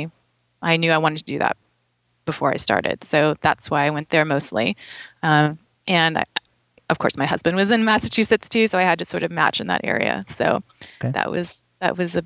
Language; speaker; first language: English; native; English